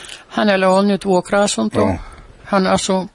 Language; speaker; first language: Finnish; non-native, fluent; Russian